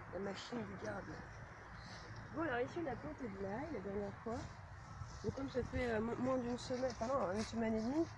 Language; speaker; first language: French; native; French